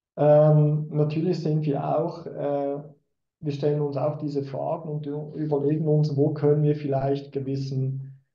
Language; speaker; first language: German; native; German